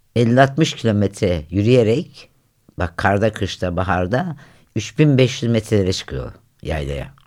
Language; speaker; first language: Turkish; native; Turkish